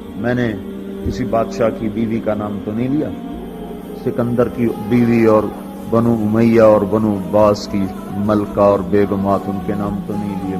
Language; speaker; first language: Urdu; non-native, local second language; Punjabi